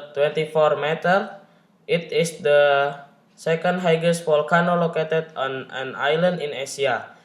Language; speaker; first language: English; non-native, learner; Indonesian